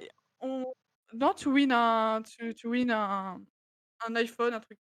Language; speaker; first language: French; native; French